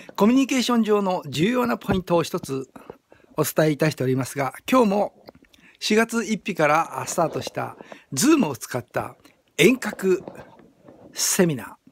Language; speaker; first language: Japanese; native; Japanese